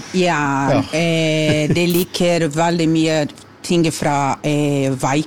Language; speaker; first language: Norwegian; non-native, learner; Portuguese